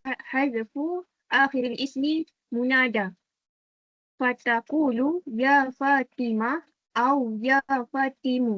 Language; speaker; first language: Arabic; non-native, learner; Malay